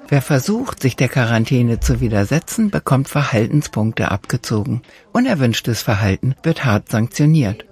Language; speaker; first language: German; native; German